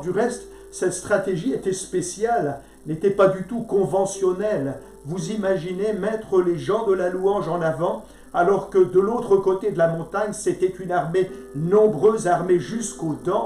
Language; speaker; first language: French; native; French